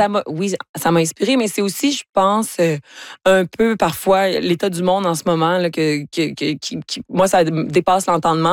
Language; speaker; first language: French; native; French